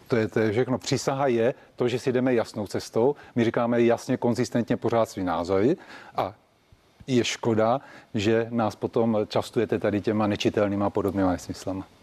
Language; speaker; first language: Czech; native; Czech